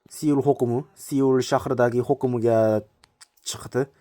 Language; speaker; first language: Uzbek; non-native, learner; Korean